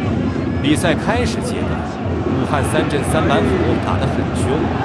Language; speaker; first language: Chinese; native; Chinese